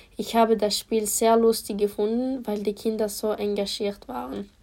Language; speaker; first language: German; non-native, learner; Polish